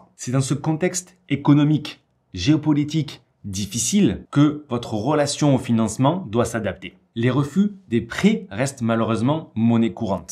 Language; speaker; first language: French; native; French